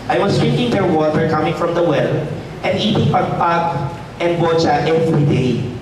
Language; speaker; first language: English; non-native, local second language; Filipino